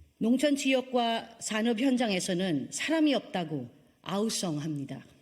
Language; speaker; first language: Korean; non-native, fluent; Filipino